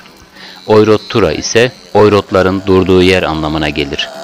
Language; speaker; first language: Turkish; native; Turkish